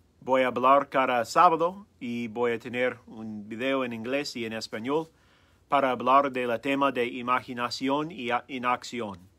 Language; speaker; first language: Spanish; non-native, fluent; English